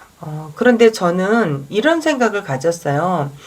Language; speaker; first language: Korean; native; Korean